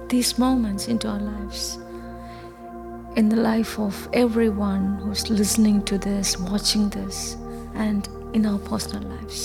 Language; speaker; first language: English; non-native, local second language; Malayalam